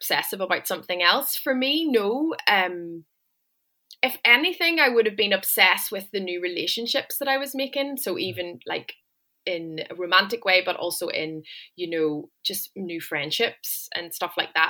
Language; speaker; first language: English; native; English